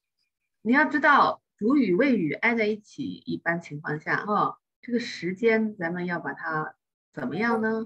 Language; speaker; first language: Chinese; native; Chinese